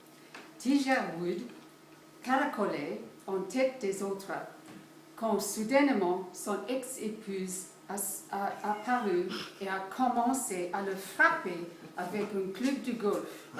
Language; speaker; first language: French; non-native, fluent; English